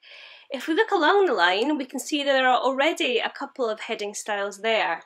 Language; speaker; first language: English; native; English